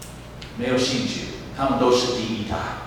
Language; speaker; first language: Chinese; non-native, fluent; English